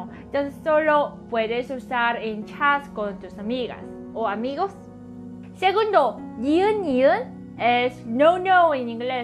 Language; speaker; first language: Spanish; non-native, learner; Korean